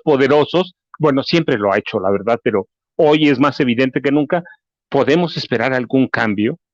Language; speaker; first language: Spanish; native; Spanish